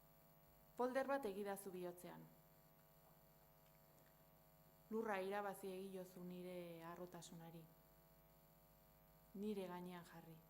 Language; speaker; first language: Basque; native; Basque